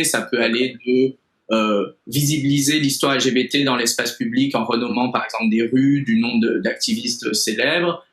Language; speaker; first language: French; native; French